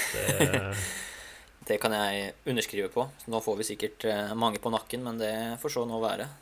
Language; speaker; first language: Norwegian; non-native, fluent; Hungarian